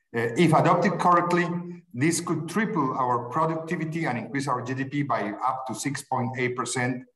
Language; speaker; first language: English; non-native, fluent; Spanish